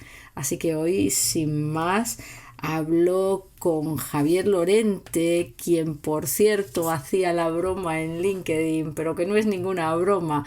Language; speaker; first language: Spanish; native; Spanish